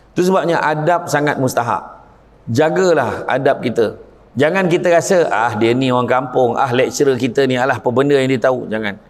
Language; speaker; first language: Malay; native; Malay